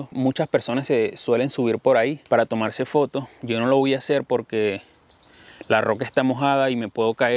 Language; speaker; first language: Spanish; native; Spanish